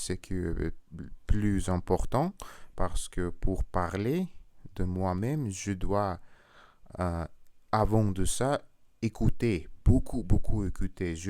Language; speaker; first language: French; non-native, learner; Russian